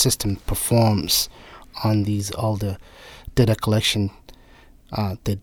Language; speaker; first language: English; non-native, local second language; Nepali